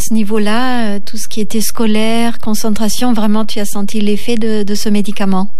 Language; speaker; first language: French; native; French